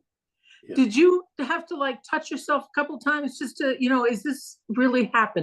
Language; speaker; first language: English; native; English